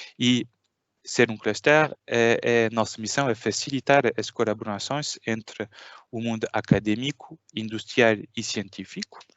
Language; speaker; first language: Portuguese; early bilingual, heritage; French